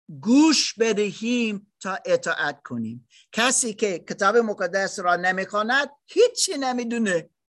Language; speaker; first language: Persian; non-native, learner; German